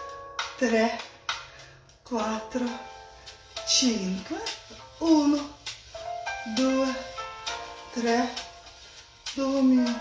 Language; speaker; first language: Italian; non-native, learner; Russian